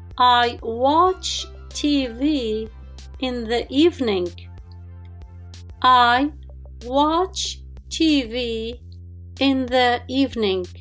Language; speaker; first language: English; non-native, fluent; Arabic